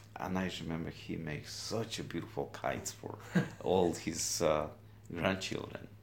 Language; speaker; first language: English; non-native, fluent; Spanish